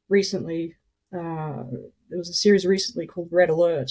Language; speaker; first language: English; native; English